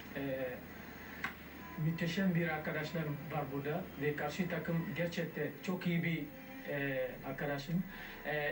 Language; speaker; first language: Turkish; non-native, learner; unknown